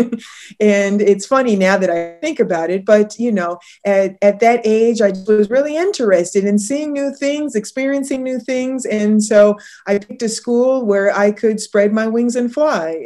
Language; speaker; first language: English; native; English